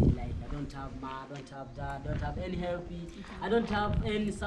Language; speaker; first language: English; non-native, local second language; Swahili